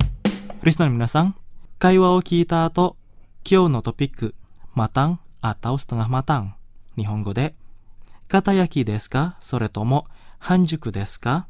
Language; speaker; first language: Japanese; non-native, fluent; Indonesian